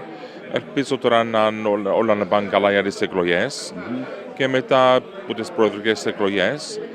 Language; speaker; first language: Greek; early bilingual, heritage; Greek